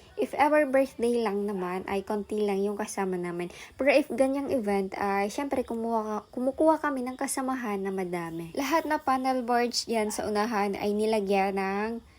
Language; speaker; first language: Filipino; non-native, local second language; Bikol